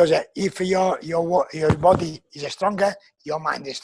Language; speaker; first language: English; non-native, learner; Italian